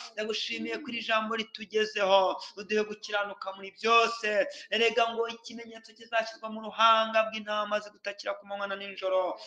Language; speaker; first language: Kinyarwanda; native; Kinyarwanda